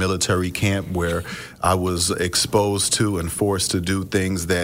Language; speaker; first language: English; early bilingual, other home language; Russian